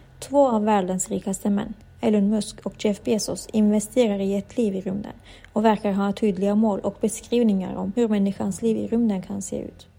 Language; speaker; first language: Swedish; native; Swedish